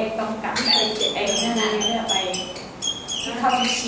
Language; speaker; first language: Thai; native; Thai